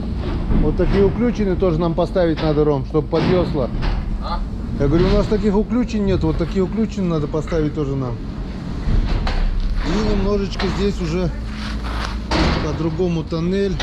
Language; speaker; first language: Russian; native; Russian